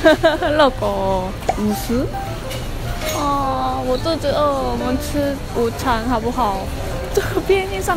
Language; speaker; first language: Chinese; non-native, learner; Korean